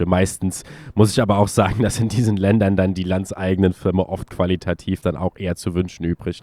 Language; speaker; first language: German; native; German